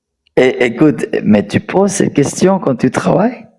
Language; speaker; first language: French; non-native, fluent; Spanish